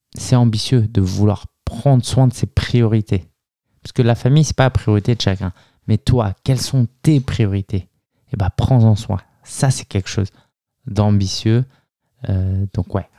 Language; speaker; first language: French; native; French